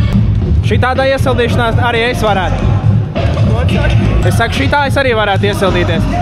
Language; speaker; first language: Latvian; native; Latvian